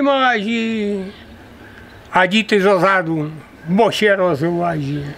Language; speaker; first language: Polish; non-native, local second language; Rusyn